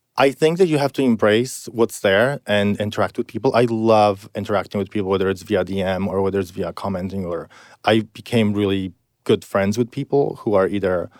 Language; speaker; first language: English; non-native, fluent; Polish